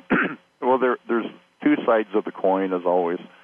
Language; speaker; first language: English; native; English